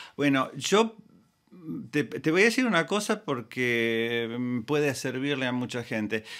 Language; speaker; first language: Spanish; native; Spanish